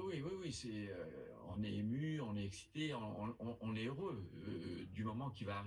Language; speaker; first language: French; native; French